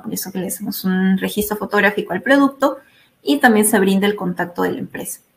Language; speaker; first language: Spanish; native; Spanish